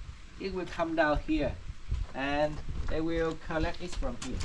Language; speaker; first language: English; non-native, fluent; Vietnamese